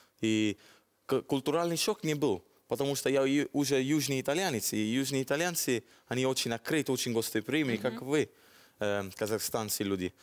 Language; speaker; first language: Russian; non-native, learner; Italian